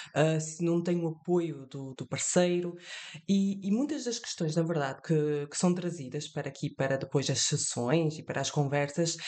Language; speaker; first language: Portuguese; early bilingual, heritage; French